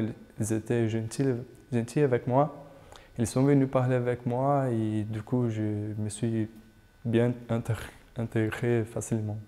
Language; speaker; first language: French; non-native, fluent; Portuguese